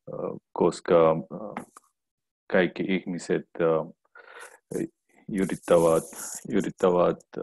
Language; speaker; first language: Finnish; non-native, learner; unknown